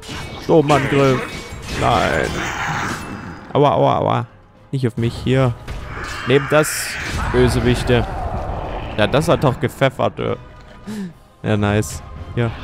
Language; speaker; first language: German; native; German